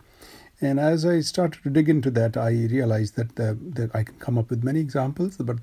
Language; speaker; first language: English; non-native, local second language; Urdu